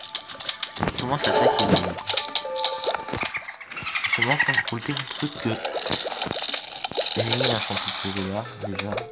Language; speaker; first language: French; native; French